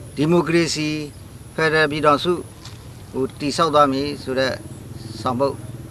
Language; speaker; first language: Burmese; non-native, local second language; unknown